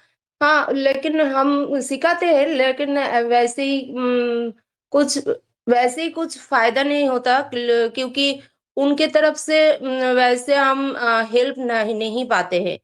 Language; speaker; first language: Hindi; non-native, local second language; Bangla